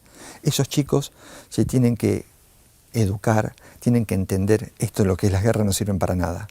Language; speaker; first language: Spanish; native; Spanish